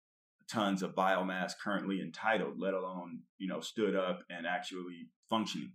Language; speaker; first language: English; native; English